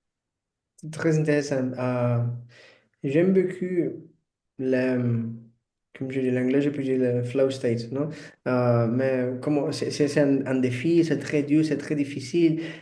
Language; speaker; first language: French; non-native, learner; Portuguese